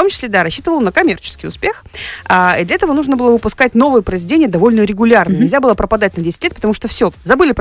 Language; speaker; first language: Russian; native; Russian